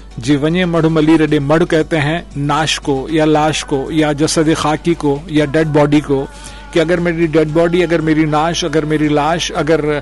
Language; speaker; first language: Urdu; non-native, local second language; Sindhi